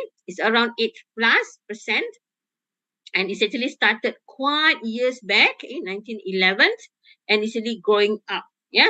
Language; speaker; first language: English; non-native, local second language; Malay